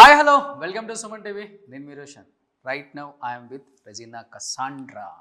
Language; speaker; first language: Telugu; native; Telugu